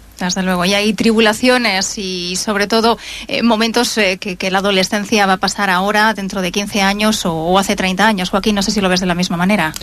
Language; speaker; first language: Spanish; native; Spanish